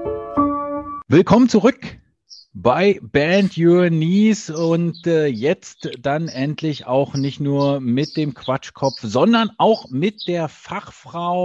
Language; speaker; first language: German; native; German